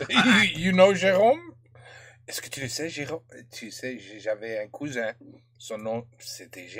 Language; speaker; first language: French; non-native, learner; English